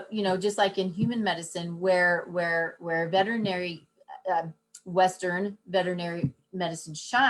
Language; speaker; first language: English; native; English